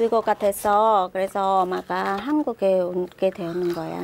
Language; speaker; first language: Korean; non-native, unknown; Khmer